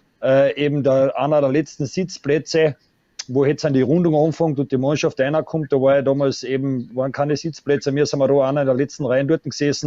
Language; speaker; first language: German; native; German